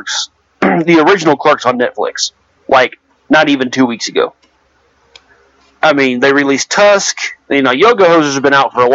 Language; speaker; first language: English; native; English